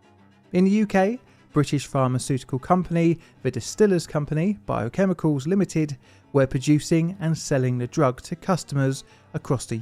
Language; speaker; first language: English; native; English